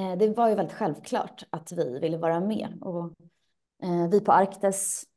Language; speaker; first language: Swedish; native; Swedish